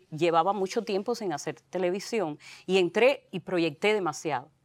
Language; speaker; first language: Spanish; native; Spanish